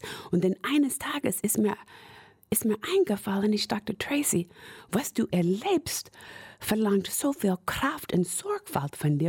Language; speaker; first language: German; non-native, fluent; English